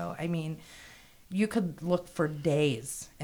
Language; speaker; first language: English; native; English